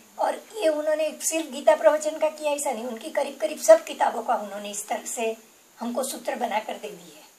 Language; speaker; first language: Hindi; non-native, local second language; Gujarati